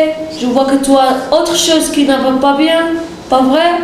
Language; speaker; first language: French; non-native, learner; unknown